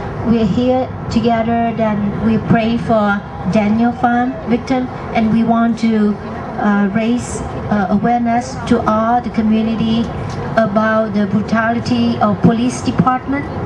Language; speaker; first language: English; non-native, fluent; Vietnamese